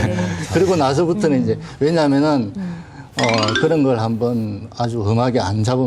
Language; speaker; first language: Korean; native; Korean